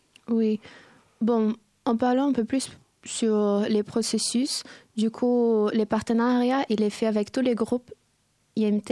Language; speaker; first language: French; non-native, fluent; Portuguese